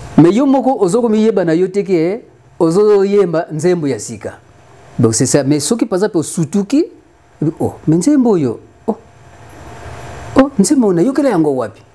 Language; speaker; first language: Lingala; non-native, local second language; Kituba (Democratic Republic of Congo)